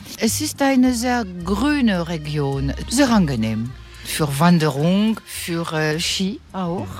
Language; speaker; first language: German; non-native, fluent; French